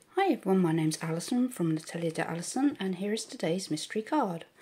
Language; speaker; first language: English; native; English